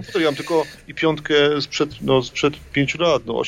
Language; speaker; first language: Polish; native; Polish